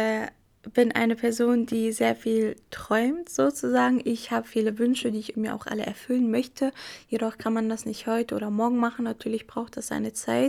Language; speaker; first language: German; early bilingual, other home language; Arabic